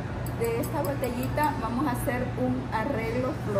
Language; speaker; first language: Spanish; native; Spanish